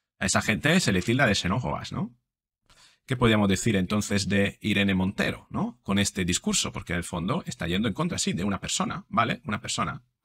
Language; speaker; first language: Spanish; non-native, fluent; Italian